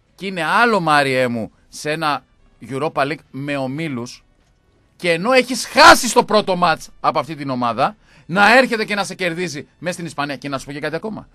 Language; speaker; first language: Greek; native; Greek